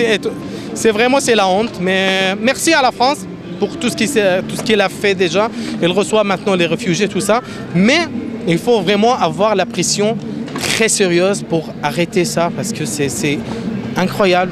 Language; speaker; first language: French; non-native, fluent; Arabic